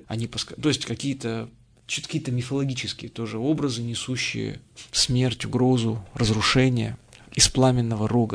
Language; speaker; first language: Russian; native; Russian